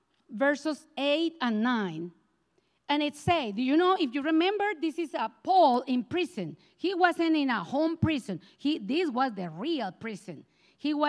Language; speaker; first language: English; non-native, learner; Spanish